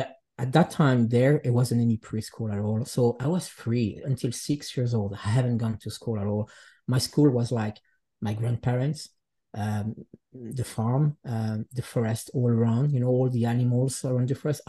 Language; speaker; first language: English; non-native, fluent; French